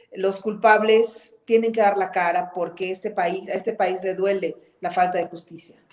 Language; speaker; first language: Spanish; native; Spanish